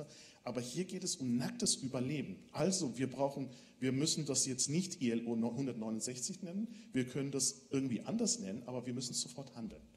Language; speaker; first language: German; non-native, fluent; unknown